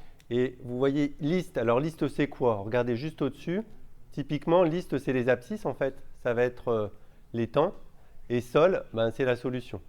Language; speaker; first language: French; native; French